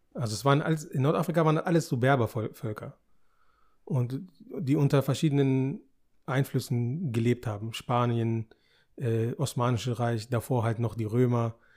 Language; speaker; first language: German; native; German